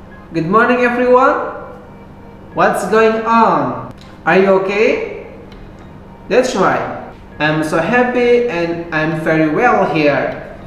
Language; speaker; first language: English; non-native, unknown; Indonesian